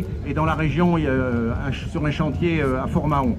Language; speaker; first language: French; native; French